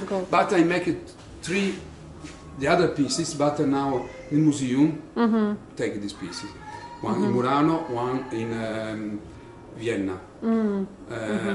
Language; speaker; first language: English; non-native, learner; Italian